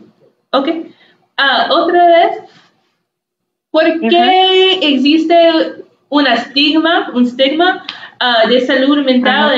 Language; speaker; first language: Spanish; non-native, learner; English